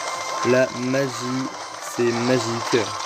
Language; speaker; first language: French; native; French